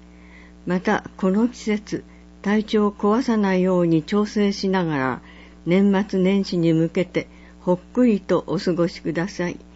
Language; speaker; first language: Japanese; native; Japanese